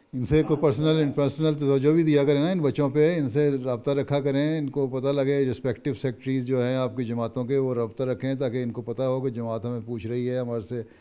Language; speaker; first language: Urdu; native; Urdu